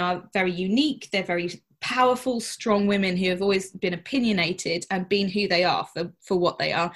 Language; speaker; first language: English; native; English